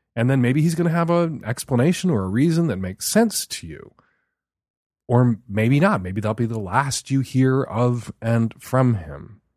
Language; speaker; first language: English; native; English